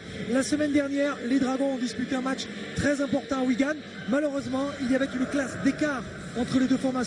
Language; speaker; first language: French; native; French